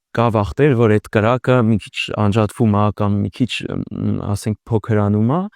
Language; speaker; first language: Armenian; early bilingual, heritage; Armenian